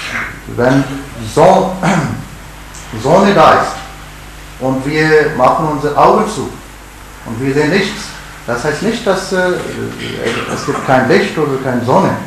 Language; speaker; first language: German; non-native, learner; Urdu